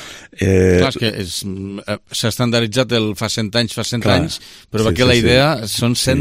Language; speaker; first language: Catalan; native; Catalan